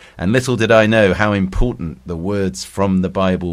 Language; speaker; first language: English; native; English